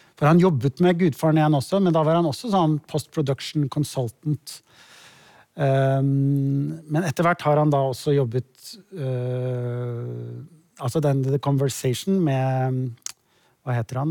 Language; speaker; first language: Norwegian; native; Norwegian